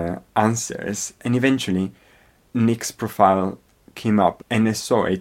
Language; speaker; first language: English; non-native, fluent; Italian